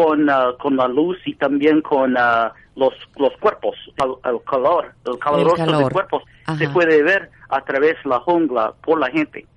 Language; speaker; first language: Spanish; non-native, fluent; English